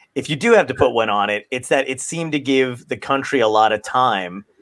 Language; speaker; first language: English; native; English